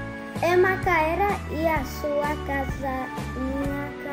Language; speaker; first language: Portuguese; early bilingual, heritage; Portuguese